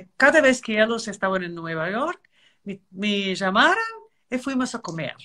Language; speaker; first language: Spanish; non-native, learner; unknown